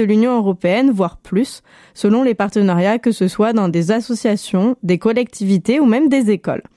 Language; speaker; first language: French; native; French